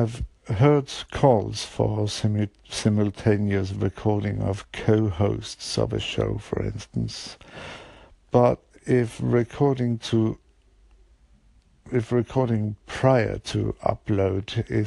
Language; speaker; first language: English; non-native, fluent; Norwegian